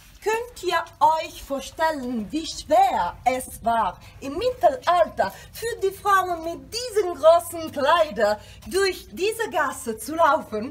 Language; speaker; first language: German; non-native, fluent; Italian